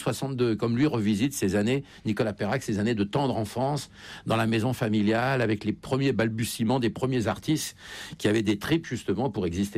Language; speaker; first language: French; native; French